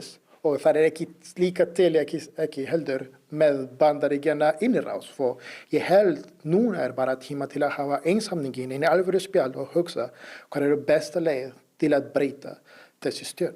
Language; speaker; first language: Icelandic; non-native, learner; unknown